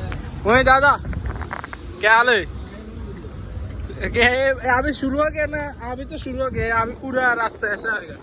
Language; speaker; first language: Hindi; non-native, learner; Bangla